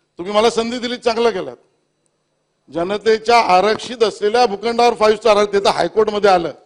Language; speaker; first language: Marathi; native; Marathi